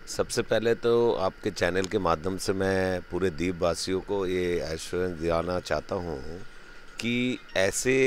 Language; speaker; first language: Hindi; native; Hindi